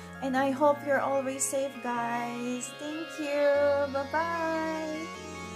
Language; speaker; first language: English; non-native, local second language; Filipino